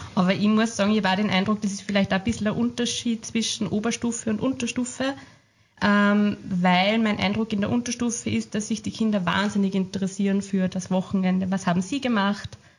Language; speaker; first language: German; native; German